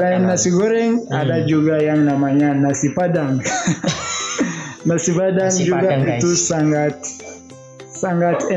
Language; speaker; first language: Indonesian; non-native, learner; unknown